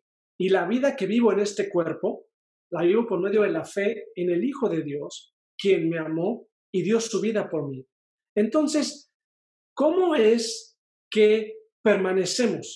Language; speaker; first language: Spanish; native; Spanish